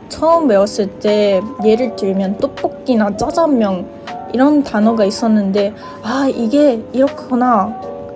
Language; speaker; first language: Korean; non-native, fluent; Japanese